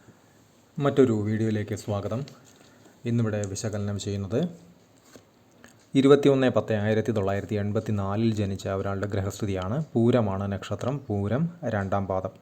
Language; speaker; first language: Malayalam; native; Malayalam